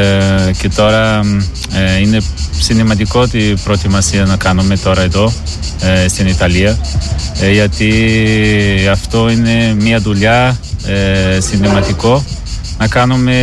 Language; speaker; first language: Greek; non-native, learner; Portuguese